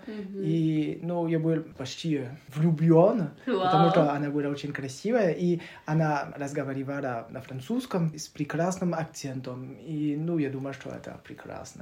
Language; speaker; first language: Russian; non-native, learner; French